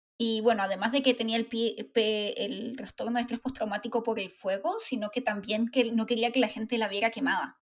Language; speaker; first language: Spanish; native; Spanish